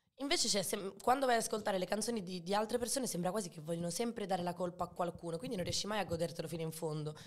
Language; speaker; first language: Italian; early bilingual, other home language; Arabic